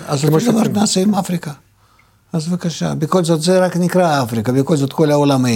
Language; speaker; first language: Hebrew; non-native, fluent; Russian